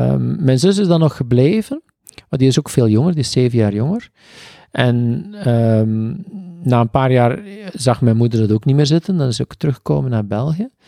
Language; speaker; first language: Dutch; native; Dutch